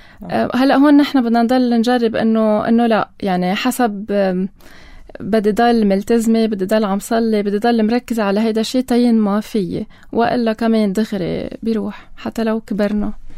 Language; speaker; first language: Arabic; native; Arabic